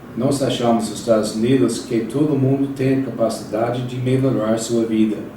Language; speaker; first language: Portuguese; non-native, fluent; English